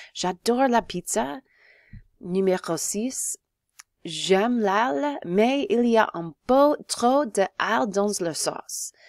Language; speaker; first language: French; non-native, fluent; English